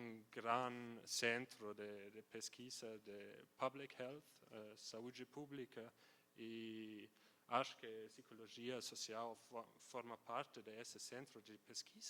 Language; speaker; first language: Portuguese; non-native, fluent; German